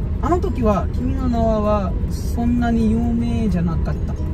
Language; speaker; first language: Japanese; non-native, learner; Tamil